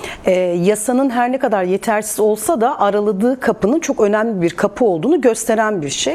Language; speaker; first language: Turkish; native; Turkish